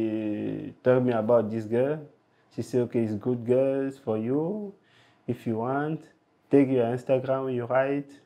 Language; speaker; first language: English; non-native, local second language; French